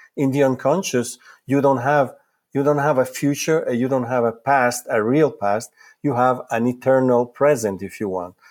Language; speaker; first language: English; non-native, fluent; Italian